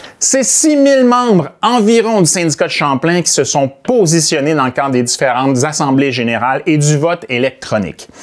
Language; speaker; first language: French; native; French